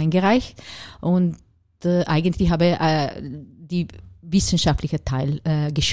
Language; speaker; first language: German; non-native, fluent; Italian